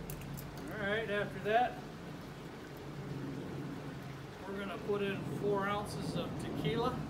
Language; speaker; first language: English; native; English